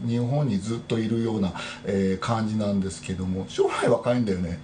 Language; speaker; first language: Japanese; native; Japanese